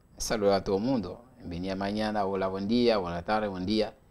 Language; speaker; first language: Spanish; non-native, learner; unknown